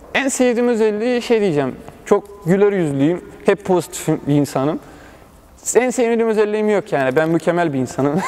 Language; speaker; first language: Turkish; early bilingual, other home language; Bosnian